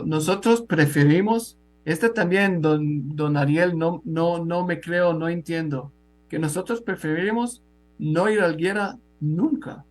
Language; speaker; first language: Spanish; non-native, fluent; Hebrew